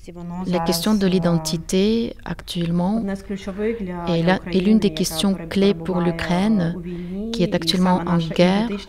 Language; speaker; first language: French; non-native, fluent; Ukrainian